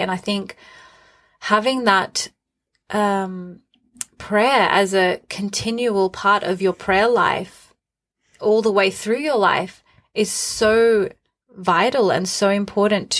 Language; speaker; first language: English; native; English